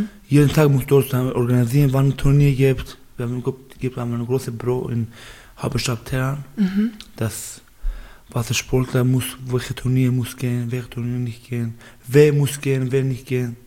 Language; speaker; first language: German; non-native, learner; Baluchi